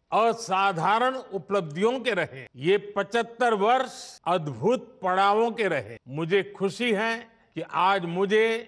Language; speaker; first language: Hindi; non-native, local second language; Gujarati